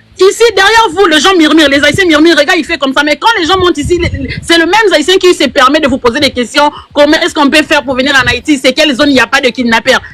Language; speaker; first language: French; non-native, local second language; Lingala